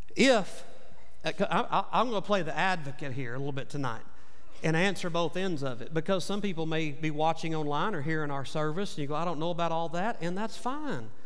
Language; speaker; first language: English; native; English